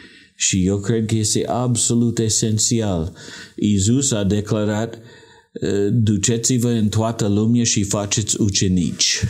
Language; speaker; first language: Romanian; non-native, learner; English